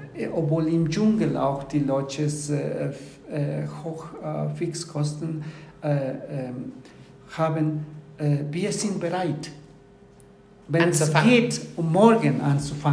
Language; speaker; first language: German; non-native, fluent; Spanish